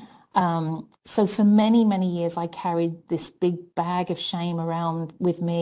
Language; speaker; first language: English; native; English